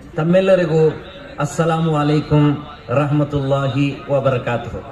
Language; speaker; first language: Kannada; non-native, local second language; Urdu